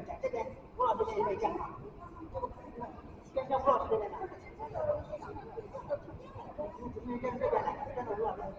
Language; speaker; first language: Chinese; native; Chinese